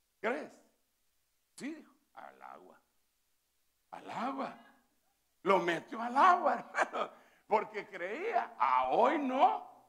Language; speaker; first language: Spanish; native; Spanish